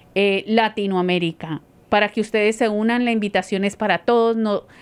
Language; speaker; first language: Spanish; native; Spanish